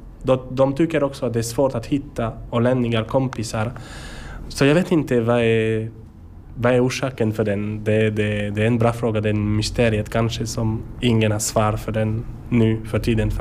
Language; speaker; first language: Swedish; non-native, learner; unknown